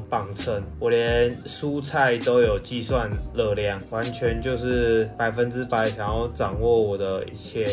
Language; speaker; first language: Chinese; native; Chinese